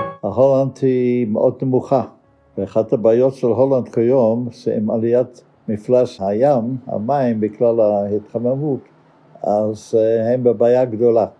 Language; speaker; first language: Hebrew; non-native, fluent; Dutch